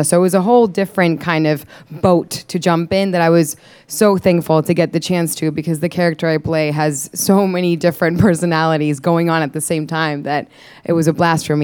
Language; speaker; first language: English; non-native, fluent; Spanish